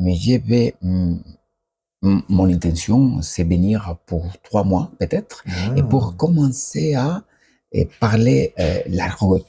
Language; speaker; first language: French; non-native, learner; Spanish